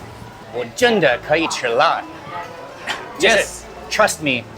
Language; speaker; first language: Chinese; non-native, fluent; English